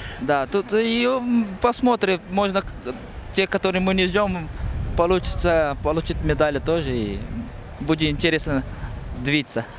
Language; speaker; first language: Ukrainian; non-native, learner; Portuguese